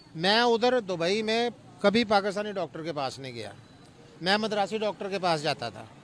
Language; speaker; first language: Urdu; non-native, local second language; Punjabi